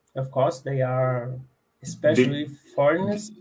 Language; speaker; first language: English; non-native, learner; Portuguese